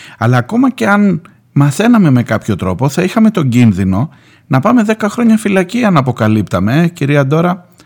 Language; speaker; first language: Greek; native; Greek